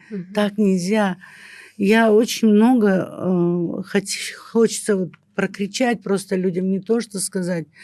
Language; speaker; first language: Russian; native; Russian